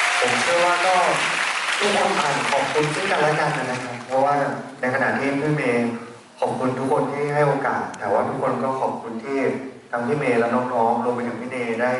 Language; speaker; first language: Thai; native; Thai